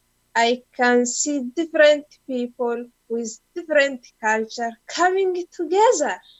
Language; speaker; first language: English; non-native, learner; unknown